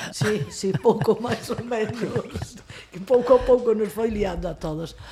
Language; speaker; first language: Galician; non-native, local second language; Spanish